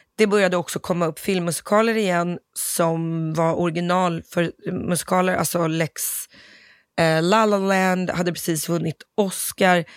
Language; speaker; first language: Swedish; early bilingual, other home language; English